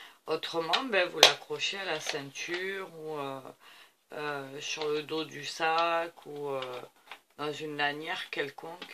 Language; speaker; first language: French; native; French